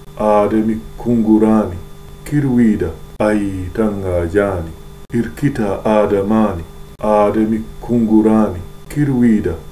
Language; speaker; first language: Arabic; non-native, local second language; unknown